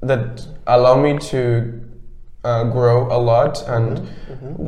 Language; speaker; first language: English; non-native, fluent; Spanish